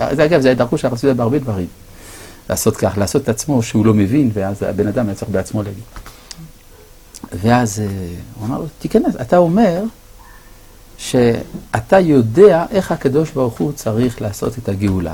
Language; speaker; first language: Hebrew; non-native, fluent; French